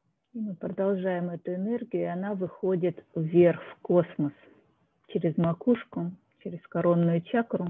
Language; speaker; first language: Russian; native; Russian